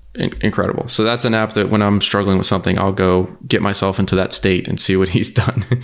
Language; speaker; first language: English; native; English